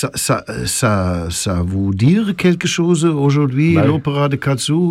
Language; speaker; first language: French; non-native, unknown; German